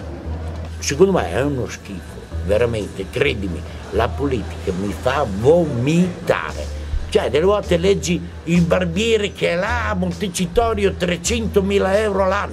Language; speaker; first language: Italian; native; Italian